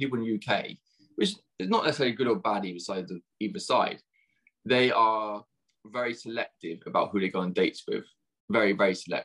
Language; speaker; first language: English; native; English